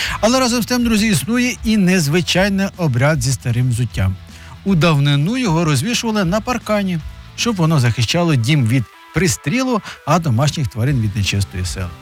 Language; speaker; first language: Ukrainian; native; Ukrainian